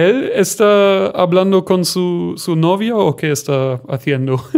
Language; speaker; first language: Spanish; non-native, fluent; German